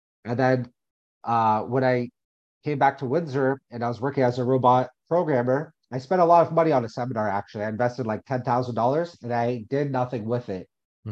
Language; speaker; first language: English; native; English